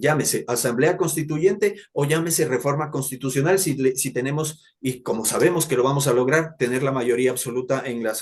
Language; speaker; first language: Spanish; native; Spanish